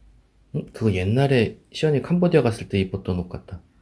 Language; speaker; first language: Korean; native; Korean